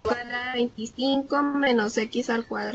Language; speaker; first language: Spanish; native; Spanish